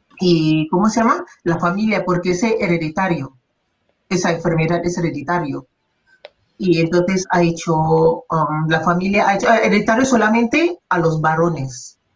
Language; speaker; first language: Spanish; non-native, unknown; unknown